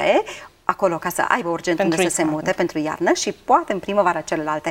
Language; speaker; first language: Romanian; native; Romanian